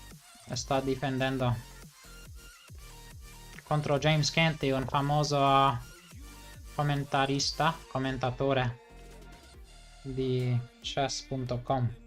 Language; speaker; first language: Italian; non-native, fluent; English